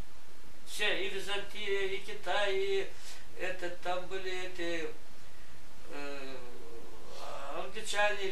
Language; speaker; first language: Russian; non-native, local second language; Gagauz